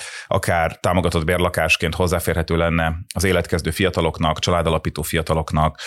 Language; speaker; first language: Hungarian; native; Hungarian